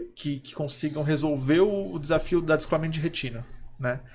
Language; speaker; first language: Portuguese; native; Portuguese